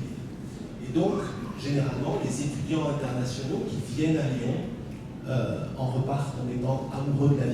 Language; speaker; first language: French; native; French